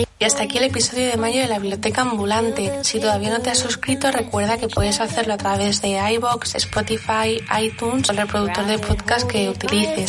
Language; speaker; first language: Spanish; native; Spanish